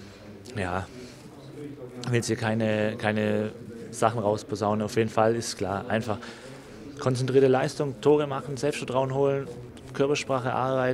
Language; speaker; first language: German; native; German